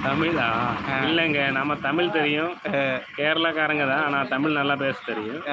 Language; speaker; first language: Tamil; non-native, local second language; Malayalam